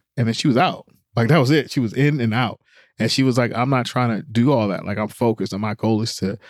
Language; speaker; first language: English; native; English